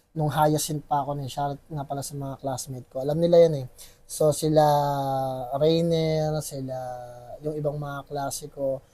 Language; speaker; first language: Filipino; non-native, local second language; Waray